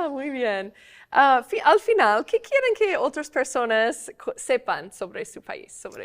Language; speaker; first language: Spanish; non-native, fluent; English